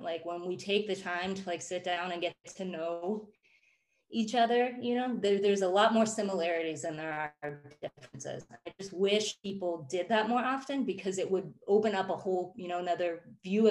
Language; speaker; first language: English; native; English